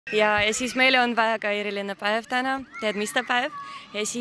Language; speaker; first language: Estonian; non-native, local second language; Russian